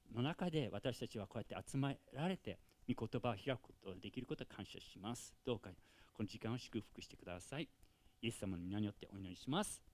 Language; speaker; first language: Japanese; non-native, fluent; English